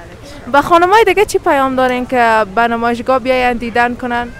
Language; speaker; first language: Persian; native; Persian